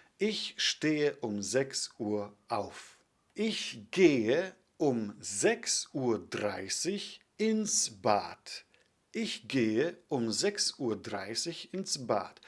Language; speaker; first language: German; non-native, fluent; Polish